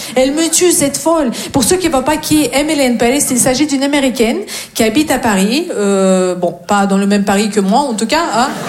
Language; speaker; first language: French; non-native, fluent; Russian